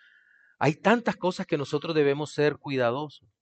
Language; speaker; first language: Spanish; native; Spanish